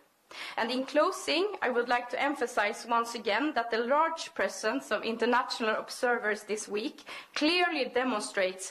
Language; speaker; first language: English; non-native, fluent; Swedish